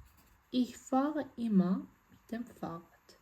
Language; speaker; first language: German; non-native, fluent; Azerbaijani